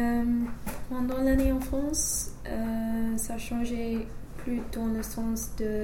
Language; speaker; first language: French; non-native, fluent; English